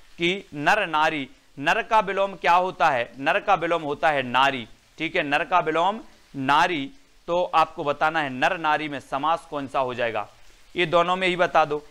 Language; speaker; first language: Hindi; native; Hindi